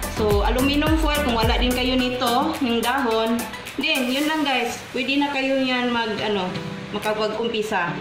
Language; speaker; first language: Filipino; non-native, local second language; Cebuano